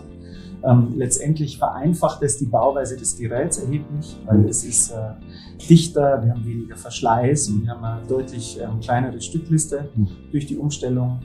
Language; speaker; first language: German; native; German